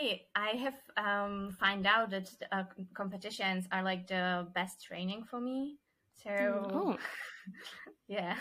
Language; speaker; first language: English; non-native, fluent; Czech